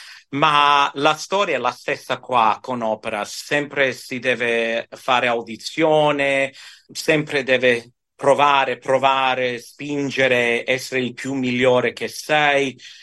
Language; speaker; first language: Italian; early bilingual, heritage; Italian